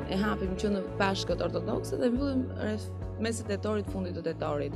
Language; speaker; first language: Albanian; native; Albanian